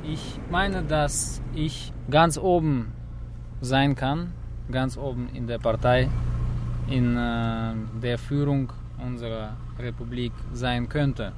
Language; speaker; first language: German; non-native, fluent; Russian